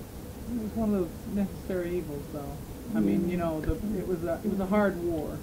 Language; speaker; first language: English; native; English